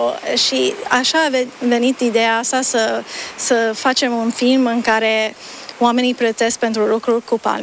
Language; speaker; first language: Romanian; early bilingual, heritage; Romanian